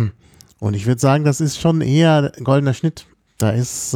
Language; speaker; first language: German; native; German